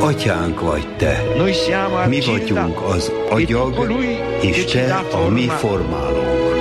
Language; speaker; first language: Hungarian; native; Hungarian